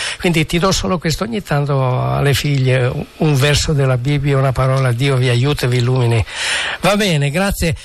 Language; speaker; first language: Italian; native; Italian